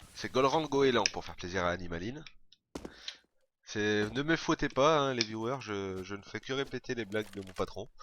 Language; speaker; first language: French; native; French